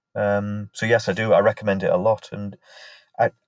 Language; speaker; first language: English; native; English